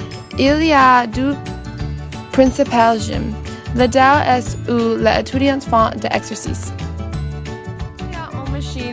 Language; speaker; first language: French; non-native, learner; English